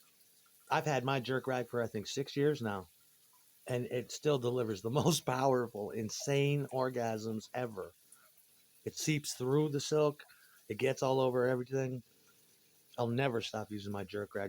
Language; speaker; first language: English; native; English